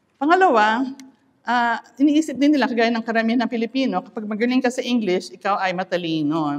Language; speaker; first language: Filipino; non-native, local second language; Iloko